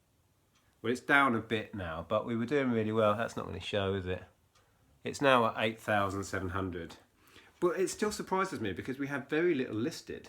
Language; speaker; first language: English; native; English